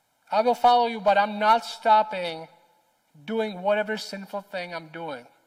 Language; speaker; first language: English; non-native, fluent; Czech